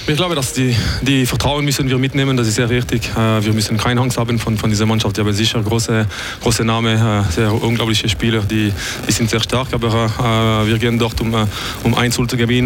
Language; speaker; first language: German; non-native, local second language; French